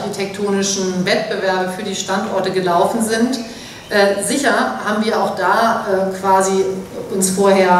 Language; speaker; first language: German; native; German